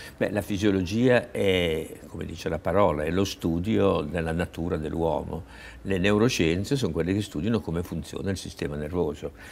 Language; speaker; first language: Italian; native; Italian